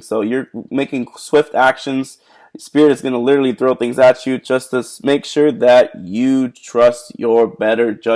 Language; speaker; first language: English; native; English